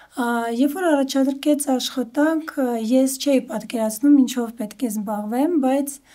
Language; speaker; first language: Armenian; early bilingual, heritage; Armenian